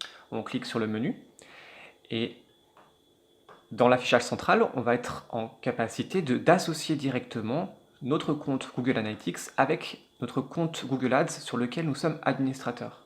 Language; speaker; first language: French; native; French